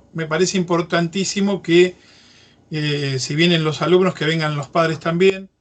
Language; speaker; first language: Spanish; native; Spanish